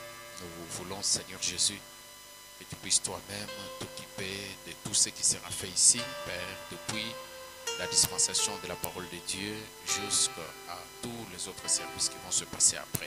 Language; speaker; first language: French; non-native, local second language; Swahili